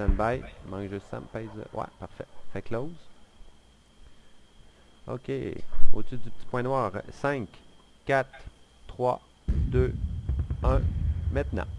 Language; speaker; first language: French; native; French